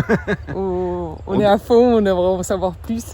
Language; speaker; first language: French; native; French